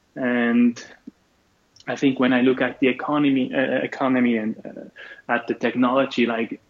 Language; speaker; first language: English; non-native, fluent; German